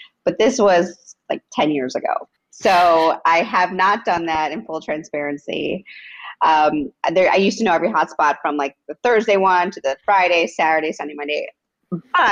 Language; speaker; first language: English; early bilingual, other home language; Spanish